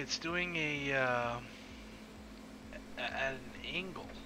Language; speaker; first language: English; native; English